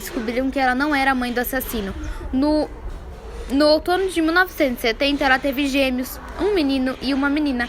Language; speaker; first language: Portuguese; native; Portuguese